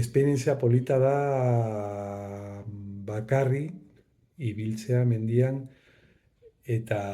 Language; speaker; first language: Basque; non-native, local second language; Spanish